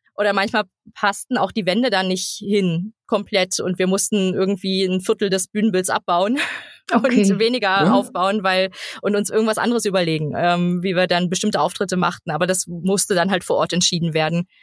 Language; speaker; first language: German; native; German